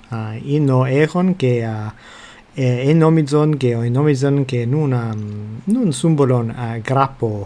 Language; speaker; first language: Greek; non-native, fluent; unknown